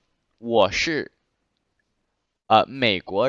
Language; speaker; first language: Chinese; early bilingual, heritage; Chinese